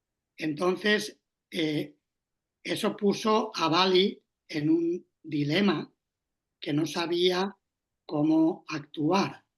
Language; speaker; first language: Spanish; native; Spanish